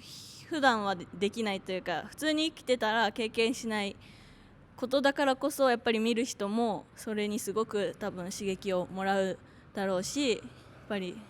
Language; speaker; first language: Japanese; native; Japanese